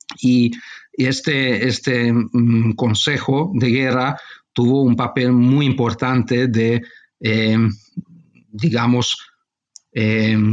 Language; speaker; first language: Spanish; non-native, fluent; Hungarian